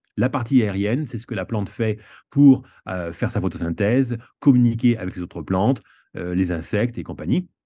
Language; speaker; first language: French; native; French